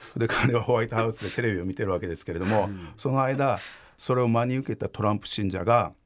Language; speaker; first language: Japanese; native; Japanese